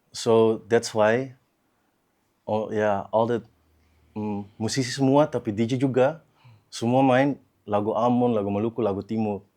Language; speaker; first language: Indonesian; early bilingual, heritage; Dutch